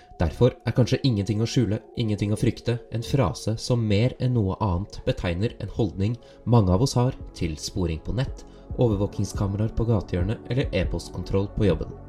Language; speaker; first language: Norwegian; native; Norwegian